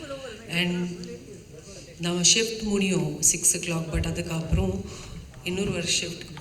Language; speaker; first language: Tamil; non-native, local second language; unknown